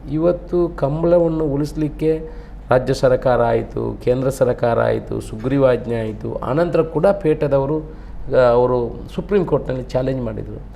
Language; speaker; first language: Kannada; non-native, local second language; Tulu